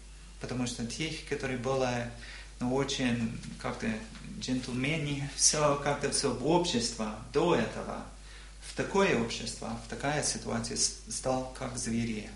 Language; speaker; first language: Russian; non-native, learner; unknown